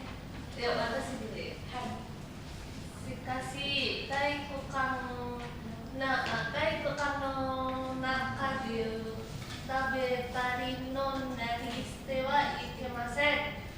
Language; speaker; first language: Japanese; non-native, learner; Indonesian